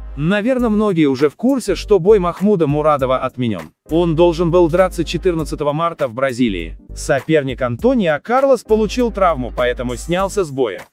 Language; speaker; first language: Russian; non-native, local second language; Uzbek